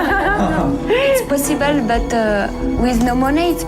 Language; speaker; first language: English; non-native, learner; French